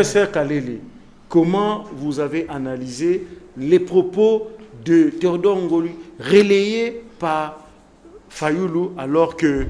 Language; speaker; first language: French; non-native, local second language; Lingala